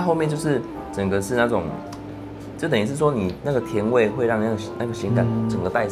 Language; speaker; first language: Chinese; native; Chinese